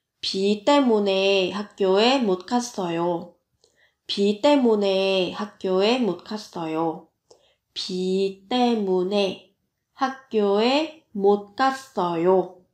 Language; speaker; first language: Korean; non-native, fluent; Vietnamese